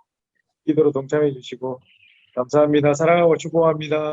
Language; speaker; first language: Korean; native; Korean